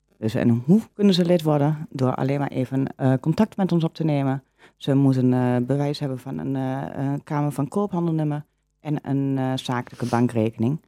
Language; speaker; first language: Dutch; native; Dutch